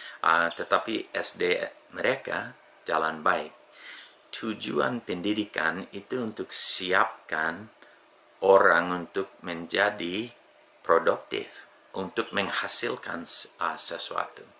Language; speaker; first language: Indonesian; non-native, fluent; English